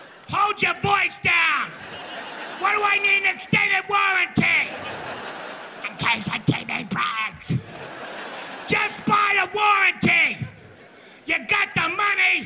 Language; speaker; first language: English; native; English